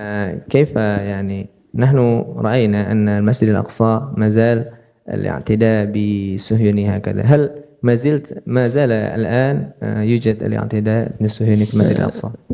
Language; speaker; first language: Arabic; non-native, learner; Indonesian